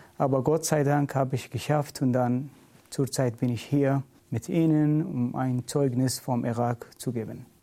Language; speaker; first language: German; non-native, learner; Syriac